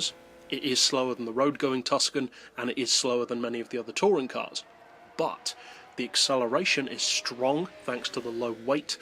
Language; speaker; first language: English; native; English